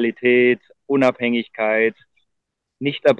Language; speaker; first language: German; native; German